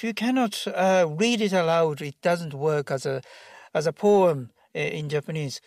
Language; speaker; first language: English; non-native, fluent; Japanese